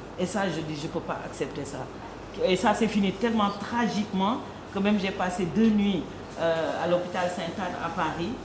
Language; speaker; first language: French; non-native, local second language; Wolof